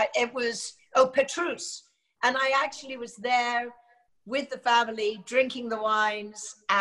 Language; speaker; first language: English; native; English